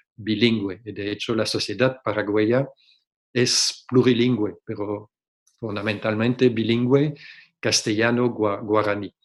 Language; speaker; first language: Spanish; non-native, fluent; French